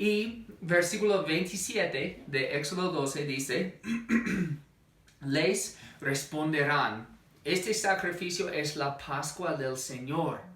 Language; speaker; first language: Spanish; non-native, fluent; English